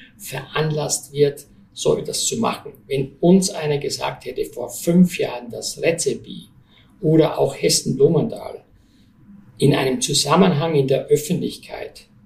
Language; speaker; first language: German; native; German